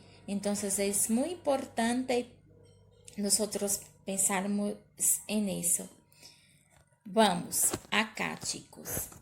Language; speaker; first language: Spanish; non-native, learner; Portuguese